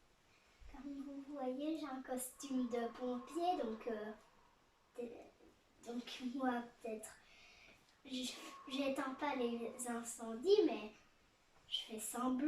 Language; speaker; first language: French; native; French